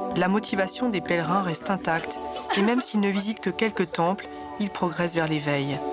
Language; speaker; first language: French; native; French